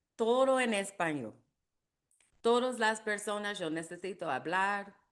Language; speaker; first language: Spanish; non-native, learner; English